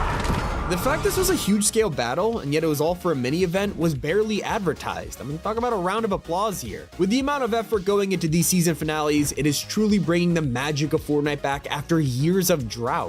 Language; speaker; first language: English; native; English